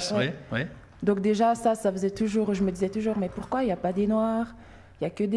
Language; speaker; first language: French; early bilingual, other home language; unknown